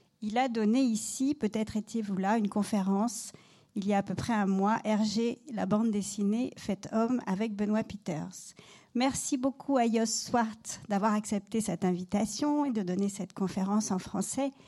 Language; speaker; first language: French; native; French